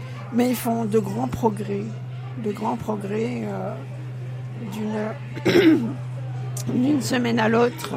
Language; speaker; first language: French; native; French